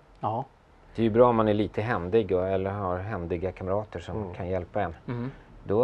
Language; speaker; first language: Swedish; native; Swedish